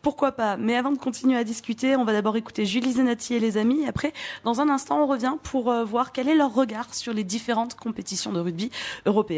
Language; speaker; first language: French; native; French